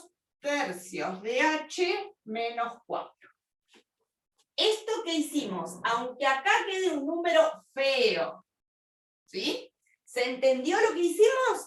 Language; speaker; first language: Spanish; native; Spanish